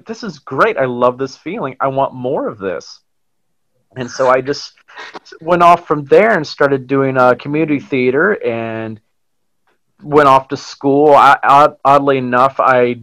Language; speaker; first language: English; native; English